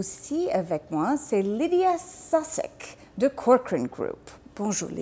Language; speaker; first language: French; non-native, learner; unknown